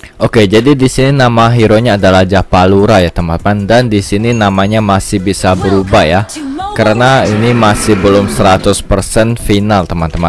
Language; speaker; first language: Indonesian; native; Indonesian